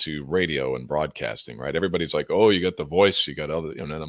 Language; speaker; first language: English; native; English